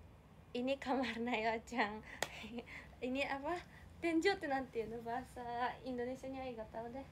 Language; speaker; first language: Indonesian; non-native, fluent; Japanese